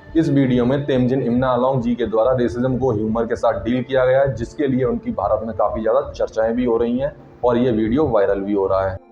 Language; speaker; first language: Hindi; native; Hindi